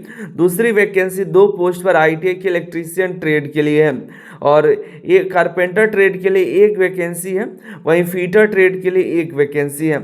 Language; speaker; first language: Hindi; native; Hindi